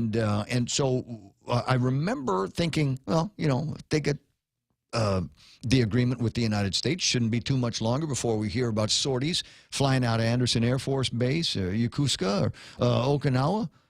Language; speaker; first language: English; native; English